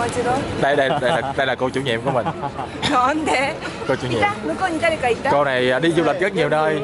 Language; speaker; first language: Vietnamese; native; Vietnamese